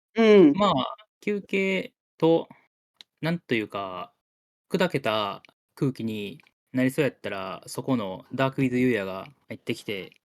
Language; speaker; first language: Japanese; native; Japanese